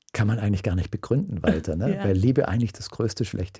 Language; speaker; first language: German; native; German